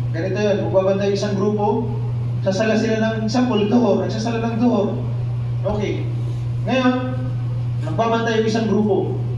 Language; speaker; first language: Filipino; non-native, local second language; Cebuano